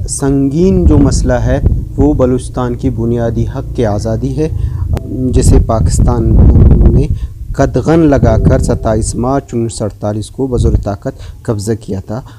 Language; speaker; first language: Urdu; non-native, local second language; Baluchi